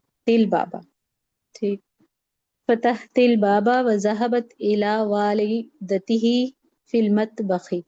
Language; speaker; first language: Arabic; non-native, learner; Urdu